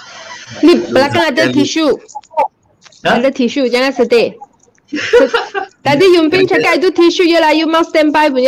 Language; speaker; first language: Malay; non-native, local second language; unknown